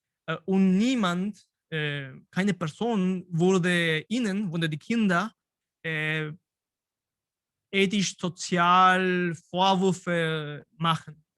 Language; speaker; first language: German; non-native, fluent; Spanish